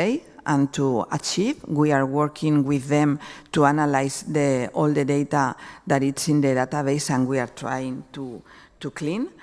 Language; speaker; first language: English; non-native, fluent; Spanish